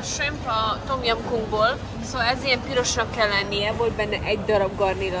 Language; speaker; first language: Hungarian; early bilingual, heritage; Hungarian